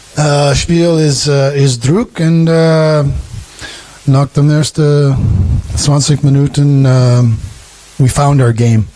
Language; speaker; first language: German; non-native, learner; English